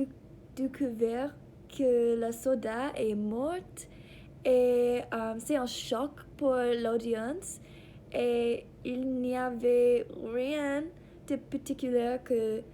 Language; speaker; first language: French; non-native, learner; English